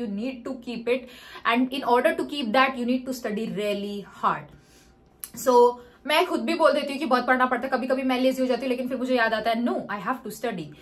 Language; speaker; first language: Hindi; native; Hindi